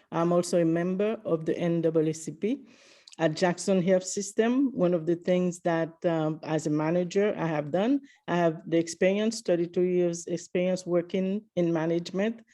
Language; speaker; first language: English; early bilingual, other home language; Haitian Creole